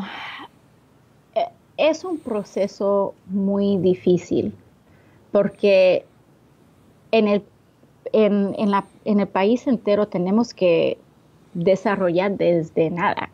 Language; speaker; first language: Spanish; early bilingual, heritage; Spanish